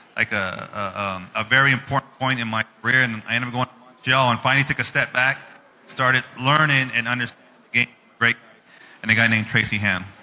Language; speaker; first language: English; native; English